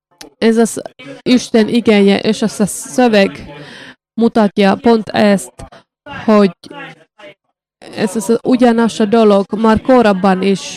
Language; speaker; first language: Hungarian; non-native, learner; Finnish